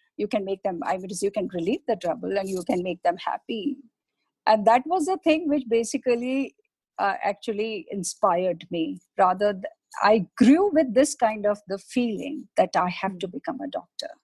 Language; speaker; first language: English; non-native, local second language; Hindi